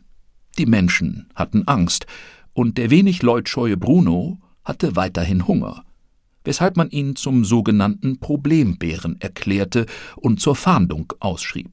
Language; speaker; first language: German; native; German